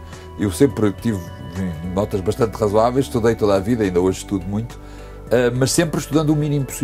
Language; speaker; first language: Portuguese; native; Portuguese